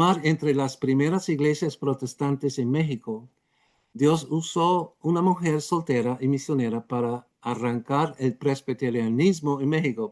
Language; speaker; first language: Spanish; non-native, fluent; English